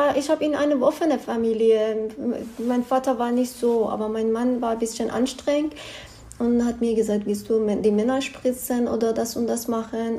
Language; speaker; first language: German; non-native, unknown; Persian